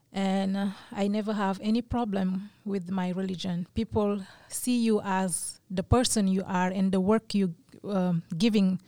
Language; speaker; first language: English; non-native, fluent; French